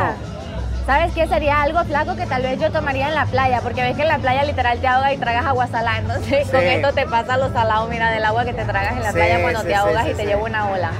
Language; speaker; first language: Spanish; native; Spanish